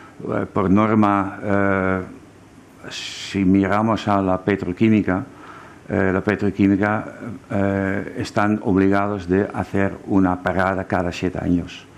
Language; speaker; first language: Spanish; non-native, fluent; German